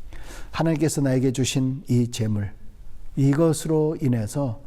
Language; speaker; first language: Korean; native; Korean